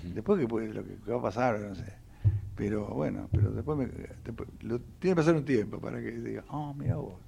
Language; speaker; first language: Spanish; native; Spanish